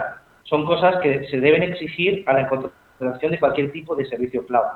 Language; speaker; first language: Spanish; native; Spanish